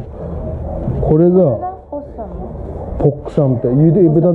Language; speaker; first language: Japanese; native; Japanese